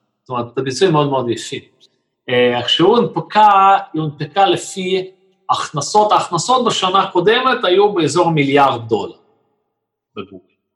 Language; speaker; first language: Hebrew; non-native, fluent; Russian